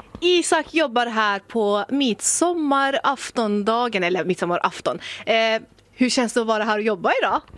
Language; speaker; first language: Swedish; early bilingual, other home language; Persian